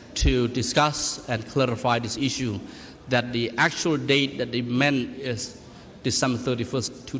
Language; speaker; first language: English; non-native, fluent; Khmer